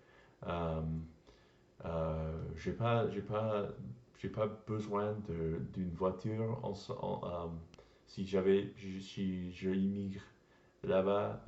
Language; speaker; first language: French; non-native, learner; English